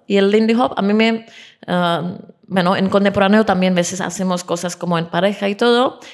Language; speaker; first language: Spanish; non-native, fluent; Czech